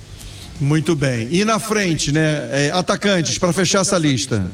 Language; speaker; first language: Portuguese; native; Portuguese